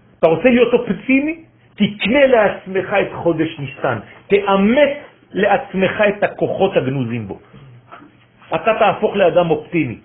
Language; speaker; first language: Hebrew; non-native, fluent; French